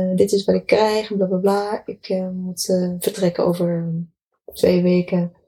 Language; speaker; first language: Dutch; non-native, fluent; Arabic